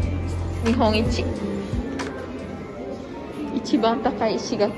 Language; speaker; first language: Japanese; non-native, learner; Indonesian